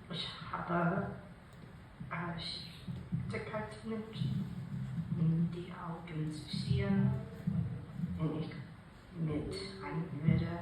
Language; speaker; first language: German; non-native, learner; English